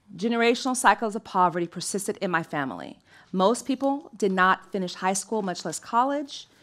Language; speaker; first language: English; native; English